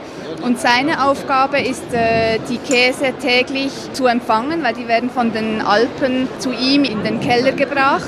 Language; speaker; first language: German; native; German